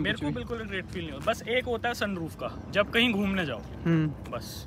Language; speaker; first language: Hindi; native; Hindi